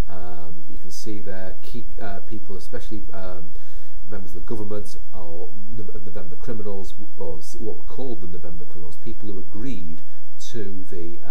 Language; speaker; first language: English; native; English